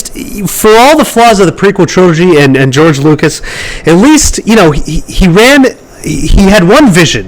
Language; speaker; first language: English; native; English